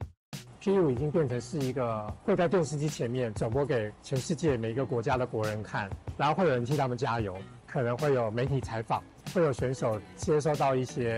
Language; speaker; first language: Chinese; native; Chinese